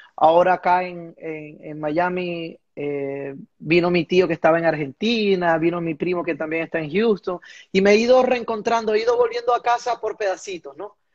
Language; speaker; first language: Spanish; native; Spanish